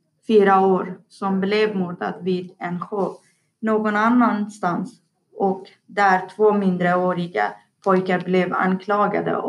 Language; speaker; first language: Swedish; non-native, learner; Persian